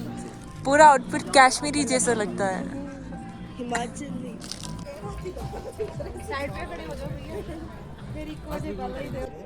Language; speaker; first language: Hindi; non-native, local second language; Malayalam